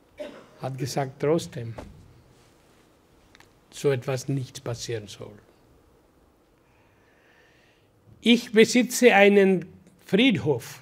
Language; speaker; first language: German; non-native, learner; Hindi